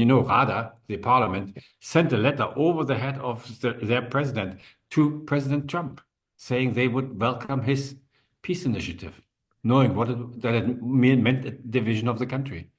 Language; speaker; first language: English; non-native, fluent; German